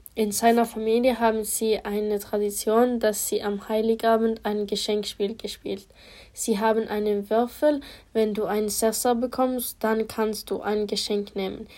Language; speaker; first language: German; non-native, learner; Polish